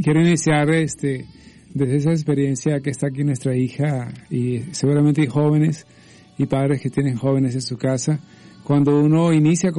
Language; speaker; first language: Spanish; native; Spanish